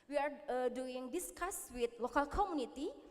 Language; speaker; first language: English; non-native, learner; Indonesian